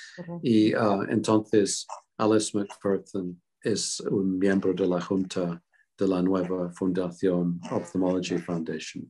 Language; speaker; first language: Spanish; non-native, fluent; English